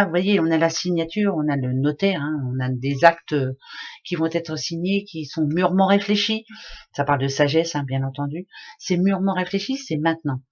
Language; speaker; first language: French; native; French